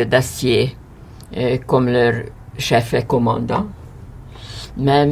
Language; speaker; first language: French; non-native, fluent; Hungarian